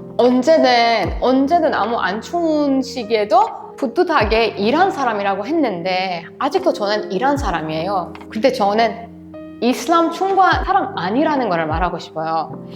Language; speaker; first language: Korean; non-native, fluent; Persian